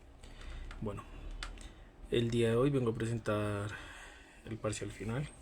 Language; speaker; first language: Spanish; native; Spanish